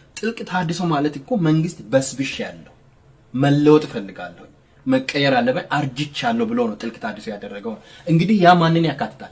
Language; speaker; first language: Amharic; non-native, local second language; Sidamo